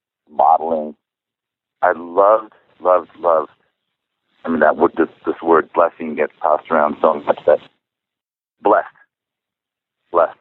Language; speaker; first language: English; early bilingual, other home language; Czech